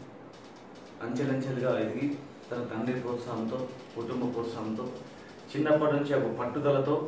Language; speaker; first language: Telugu; native; Telugu